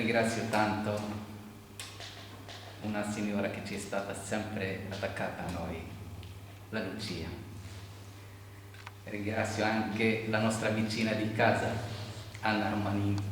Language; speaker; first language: Italian; non-native, fluent; Arabic